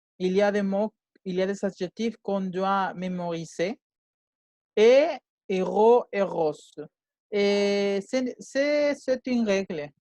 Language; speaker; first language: French; non-native, fluent; Spanish